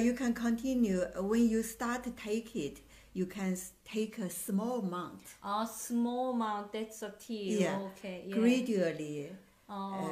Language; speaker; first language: English; non-native, learner; Chinese